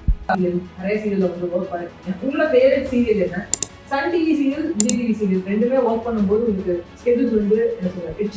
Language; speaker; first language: Tamil; native; Tamil